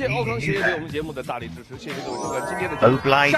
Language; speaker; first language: Chinese; native; Chinese